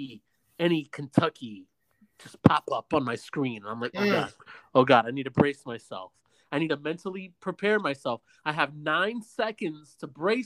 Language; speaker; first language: English; early bilingual, other home language; Spanish